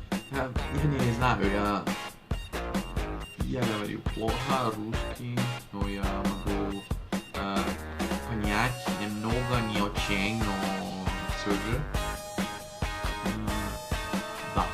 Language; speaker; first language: Russian; non-native, learner; Portuguese